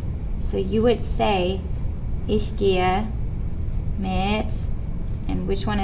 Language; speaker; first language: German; non-native, fluent; English